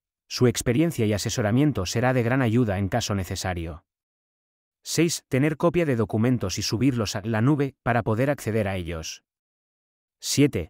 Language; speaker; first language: Spanish; native; Spanish